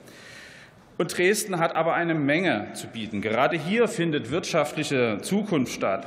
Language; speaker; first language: German; native; German